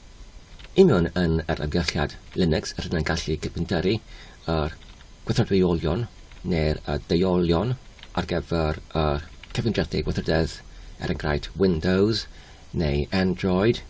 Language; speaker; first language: Welsh; non-native, learner; English